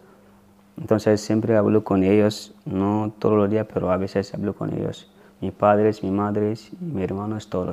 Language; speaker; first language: Spanish; non-native, learner; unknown